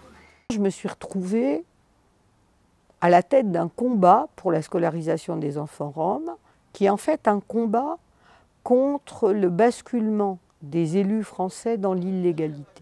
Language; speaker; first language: French; native; French